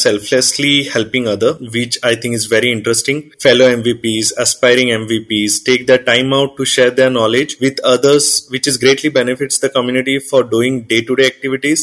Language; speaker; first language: English; non-native, local second language; Konkani